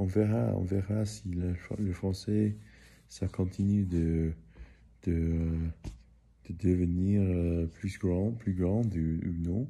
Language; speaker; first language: French; early bilingual, heritage; English